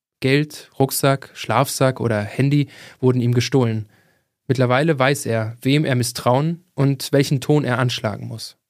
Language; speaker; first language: German; native; German